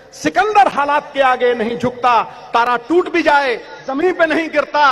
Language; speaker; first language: Hindi; non-native, local second language; Punjabi